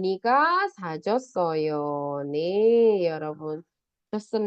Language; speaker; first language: Korean; non-native, fluent; Indonesian